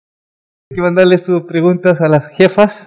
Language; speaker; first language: Spanish; native; Spanish